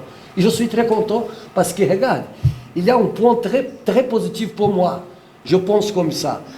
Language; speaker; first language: French; non-native, fluent; Portuguese